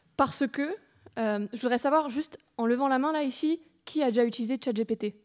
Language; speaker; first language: French; native; French